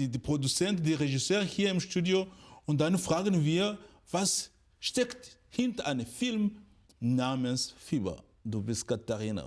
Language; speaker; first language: German; non-native, fluent; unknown